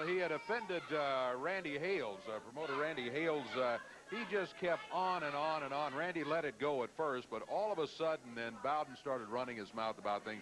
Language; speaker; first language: English; native; English